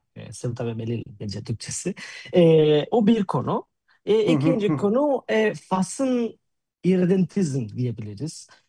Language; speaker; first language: Turkish; non-native, fluent; Spanish